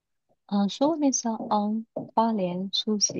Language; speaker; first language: Finnish; non-native, learner; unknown